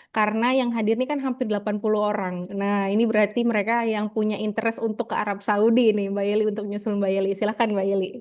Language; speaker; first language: Indonesian; native; Indonesian